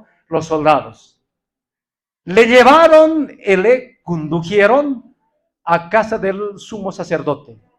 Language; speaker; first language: Spanish; non-native, local second language; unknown